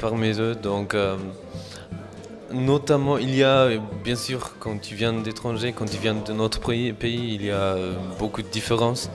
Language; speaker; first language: French; non-native, fluent; German